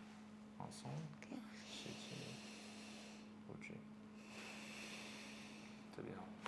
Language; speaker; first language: Chinese; non-native, fluent; English